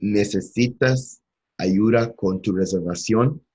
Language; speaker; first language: Spanish; non-native, learner; English